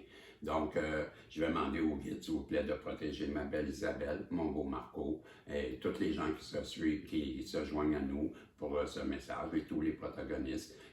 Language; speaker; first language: French; native; French